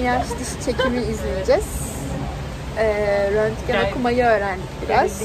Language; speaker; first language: Turkish; native; Turkish